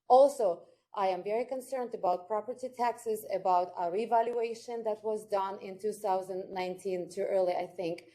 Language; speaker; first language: English; non-native, fluent; Ukrainian